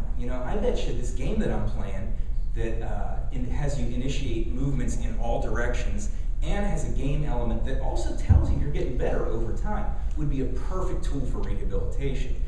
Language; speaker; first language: English; native; English